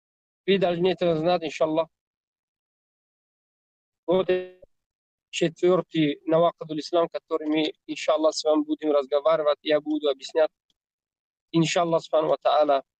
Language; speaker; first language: Russian; non-native, learner; Tajik